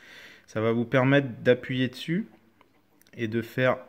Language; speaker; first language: French; native; French